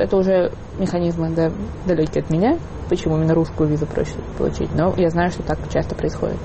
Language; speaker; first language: Russian; native; Russian